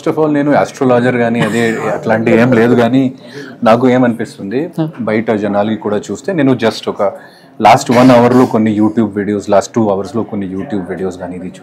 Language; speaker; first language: Telugu; non-native, fluent; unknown